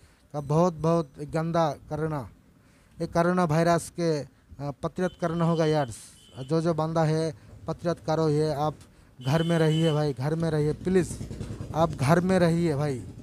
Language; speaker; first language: Hindi; non-native, learner; Bangla